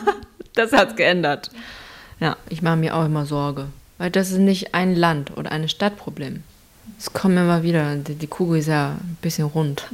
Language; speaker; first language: German; non-native, fluent; Chinese